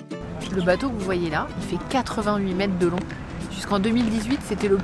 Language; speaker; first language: French; native; French